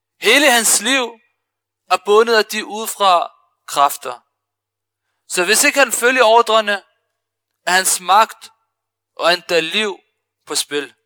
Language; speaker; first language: Danish; early bilingual, other home language; Arabic